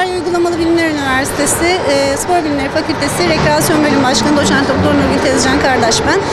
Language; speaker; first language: Turkish; native; Turkish